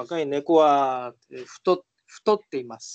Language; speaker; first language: Japanese; non-native, learner; Spanish